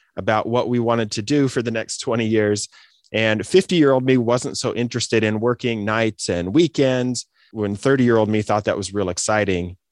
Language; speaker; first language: English; native; English